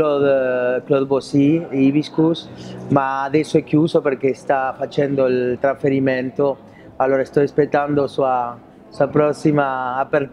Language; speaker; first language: Italian; non-native, fluent; Spanish